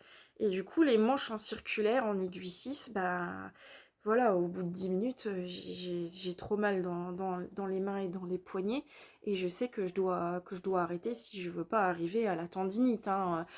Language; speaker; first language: French; native; French